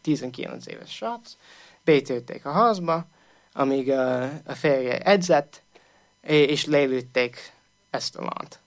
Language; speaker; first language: Hungarian; non-native, fluent; English